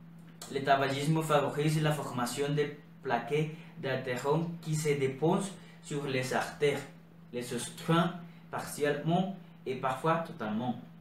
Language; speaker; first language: French; non-native, learner; Spanish